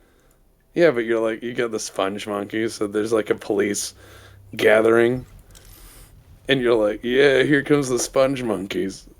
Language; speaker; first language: English; native; English